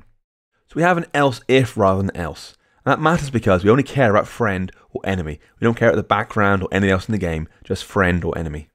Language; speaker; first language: English; native; English